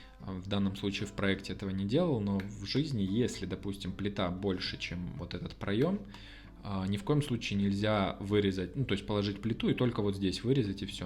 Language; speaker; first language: Russian; native; Russian